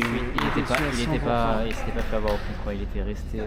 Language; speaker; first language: French; native; French